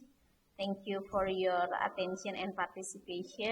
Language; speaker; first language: English; non-native, learner; Indonesian